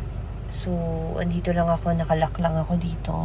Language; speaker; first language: Filipino; native; Filipino